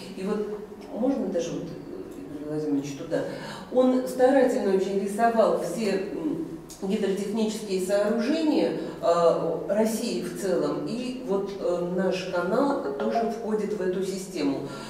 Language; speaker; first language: Russian; native; Russian